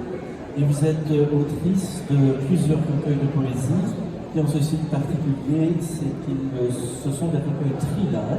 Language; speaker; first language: French; native; French